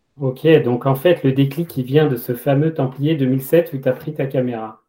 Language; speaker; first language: French; native; French